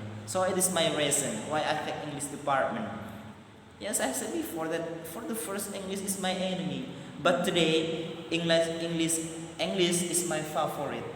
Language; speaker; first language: English; non-native, learner; Madurese